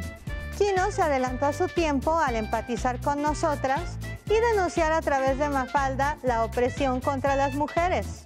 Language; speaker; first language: Spanish; native; Spanish